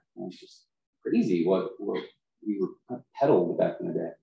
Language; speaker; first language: English; native; English